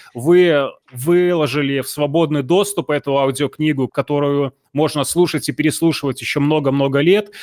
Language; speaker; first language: Russian; non-native, local second language; Belarusian